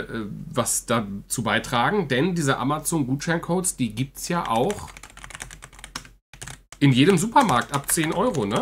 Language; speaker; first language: German; native; German